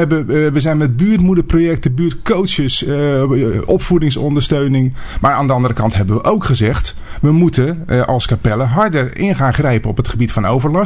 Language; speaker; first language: Dutch; native; Dutch